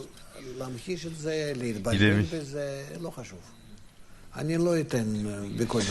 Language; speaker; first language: Hebrew; non-native, fluent; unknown